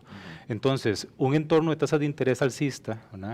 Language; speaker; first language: Spanish; native; Spanish